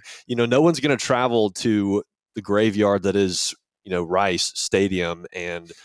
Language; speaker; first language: English; native; English